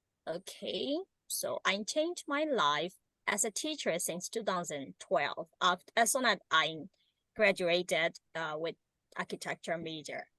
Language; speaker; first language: English; non-native, learner; Burmese